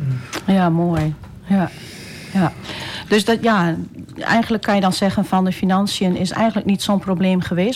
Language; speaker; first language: Dutch; native; Dutch